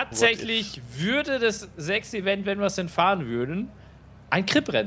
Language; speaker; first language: German; native; German